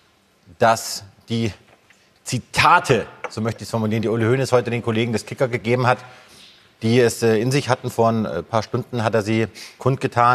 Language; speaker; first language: German; native; German